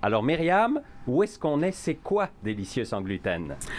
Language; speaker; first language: French; native; French